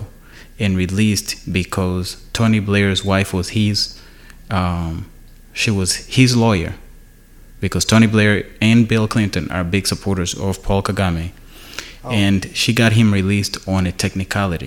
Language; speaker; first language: English; non-native, local second language; Kinyarwanda